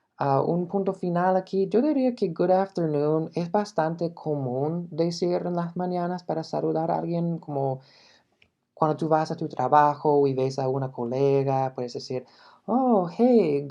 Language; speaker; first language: Spanish; non-native, fluent; English